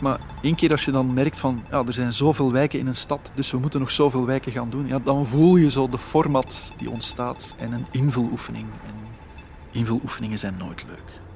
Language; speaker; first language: Dutch; native; Dutch